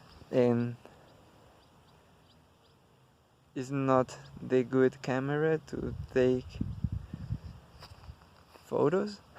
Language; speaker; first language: English; non-native, learner; Spanish